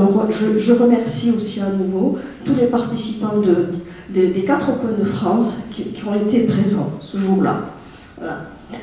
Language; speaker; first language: French; native; French